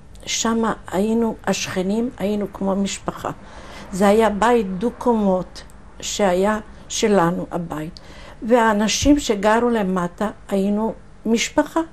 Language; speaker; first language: Hebrew; non-native, fluent; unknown